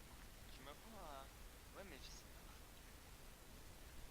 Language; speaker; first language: French; native; French